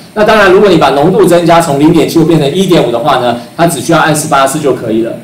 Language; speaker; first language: Chinese; native; Chinese